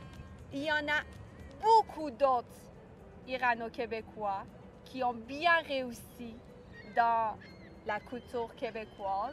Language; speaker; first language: French; non-native, fluent; Persian